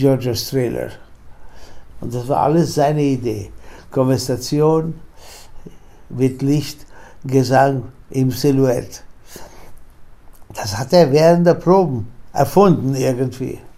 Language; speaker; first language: German; non-native, fluent; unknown